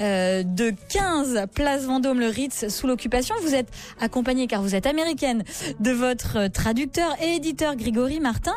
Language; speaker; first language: French; native; French